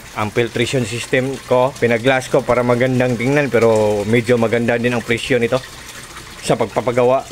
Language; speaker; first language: Filipino; non-native, local second language; Cebuano